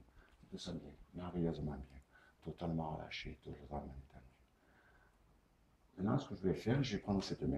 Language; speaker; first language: French; native; French